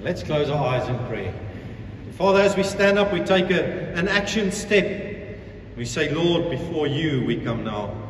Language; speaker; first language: English; non-native, local second language; Afrikaans